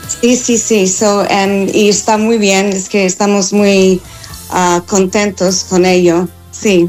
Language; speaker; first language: Spanish; non-native, fluent; English